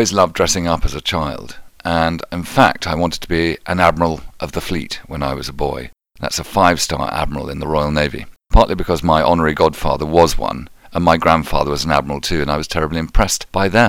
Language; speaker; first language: English; native; English